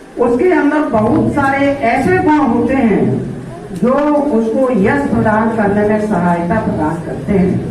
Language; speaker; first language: Hindi; native; Hindi